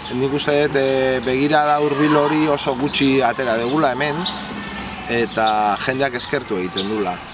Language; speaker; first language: Basque; native; Basque